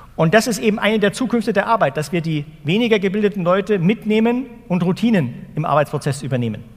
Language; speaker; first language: German; native; German